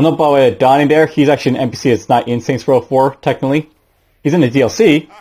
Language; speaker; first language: English; native; English